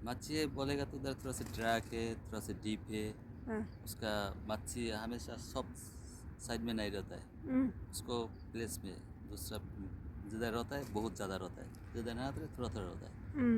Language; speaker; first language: Hindi; non-native, learner; Bangla